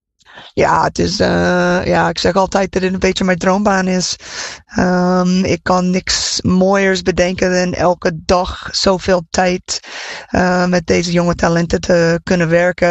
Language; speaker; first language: Dutch; non-native, fluent; English